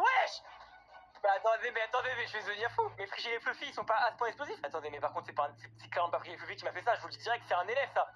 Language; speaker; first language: French; native; French